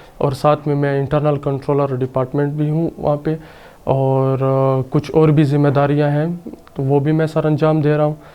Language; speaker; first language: Urdu; non-native, local second language; Saraiki